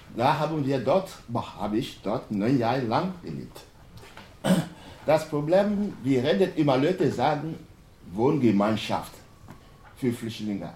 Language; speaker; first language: German; non-native, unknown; French